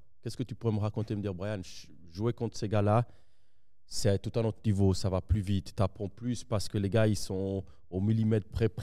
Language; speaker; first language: French; native; French